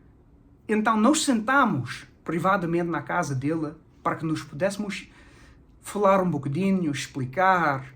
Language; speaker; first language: Portuguese; non-native, fluent; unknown